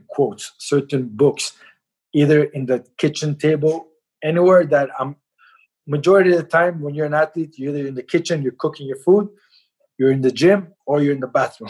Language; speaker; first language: English; native; English